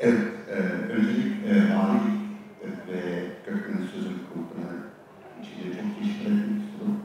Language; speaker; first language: Turkish; non-native, learner; German